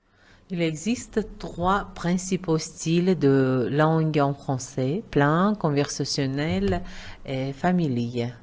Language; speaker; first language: French; non-native, fluent; Uzbek